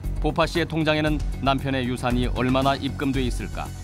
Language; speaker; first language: Korean; native; Korean